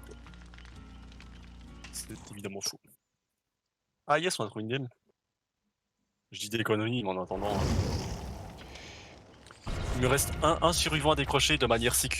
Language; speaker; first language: French; native; French